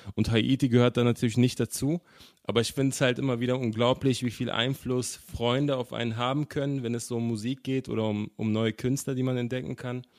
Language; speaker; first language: German; native; German